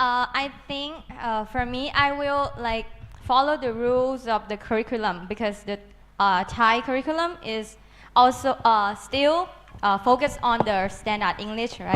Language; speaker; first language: English; non-native, learner; Thai